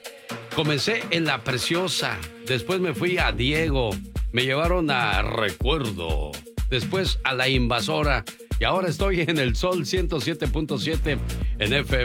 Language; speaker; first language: Spanish; native; Spanish